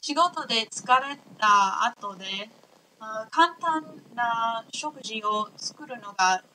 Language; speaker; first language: Japanese; non-native, learner; English